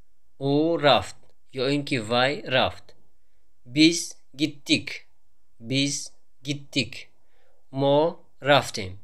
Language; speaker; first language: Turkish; non-native, fluent; Tajik